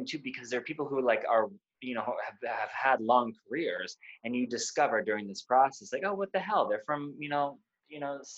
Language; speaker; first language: English; native; English